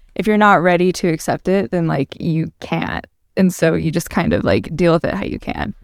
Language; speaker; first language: English; native; English